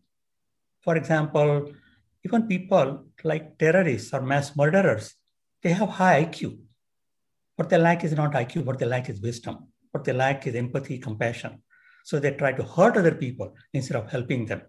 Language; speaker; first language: English; non-native, local second language; Marathi